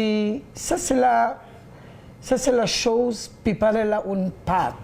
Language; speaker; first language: French; non-native, learner; Bangla